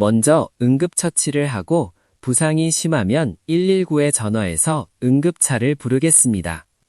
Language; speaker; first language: Korean; non-native, learner; Nepali